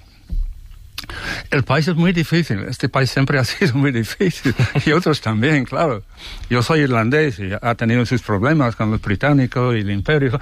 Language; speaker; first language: Spanish; non-native, fluent; English